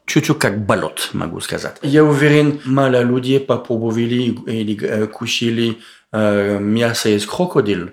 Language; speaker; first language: Russian; non-native, learner; French